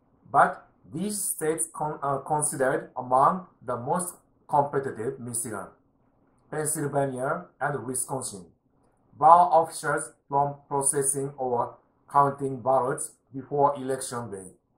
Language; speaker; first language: English; non-native, learner; Japanese